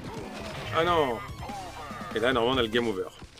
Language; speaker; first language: French; native; French